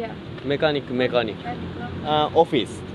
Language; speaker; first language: English; non-native, learner; Japanese